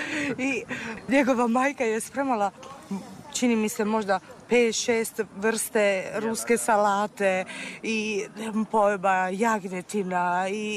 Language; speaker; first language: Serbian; non-native, fluent; Italian